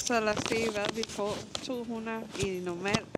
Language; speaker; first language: Danish; non-native, learner; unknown